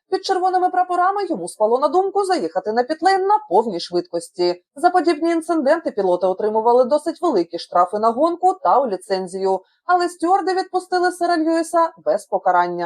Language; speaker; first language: Ukrainian; native; Ukrainian